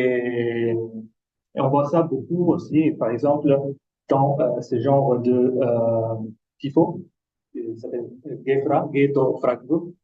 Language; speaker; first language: French; non-native, fluent; Italian